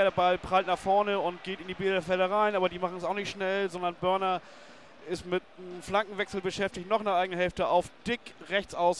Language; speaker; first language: German; native; German